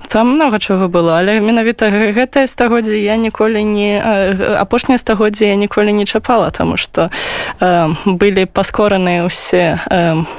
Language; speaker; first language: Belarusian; non-native, local second language; Russian